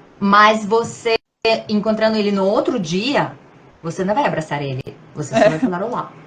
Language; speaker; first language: Portuguese; non-native, fluent; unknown